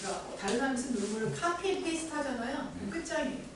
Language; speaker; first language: Korean; native; Korean